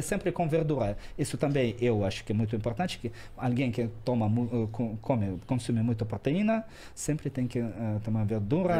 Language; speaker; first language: Portuguese; non-native, learner; Russian